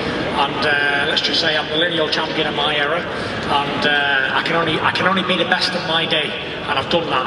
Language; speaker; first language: English; native; English